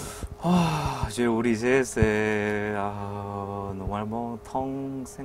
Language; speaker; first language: French; non-native, learner; Korean